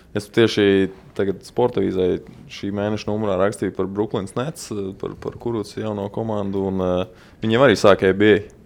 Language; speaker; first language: Latvian; native; Latvian